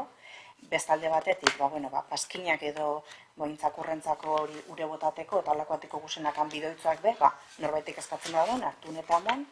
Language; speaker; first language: Basque; native; Basque